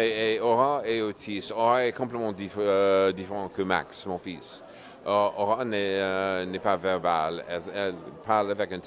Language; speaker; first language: French; non-native, fluent; English